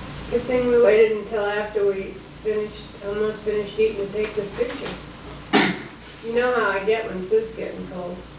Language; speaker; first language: English; native; English